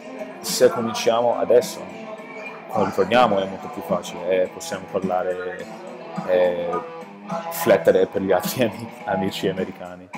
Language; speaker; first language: Italian; non-native, learner; English